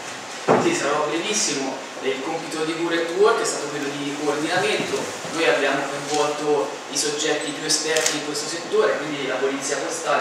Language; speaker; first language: Italian; native; Italian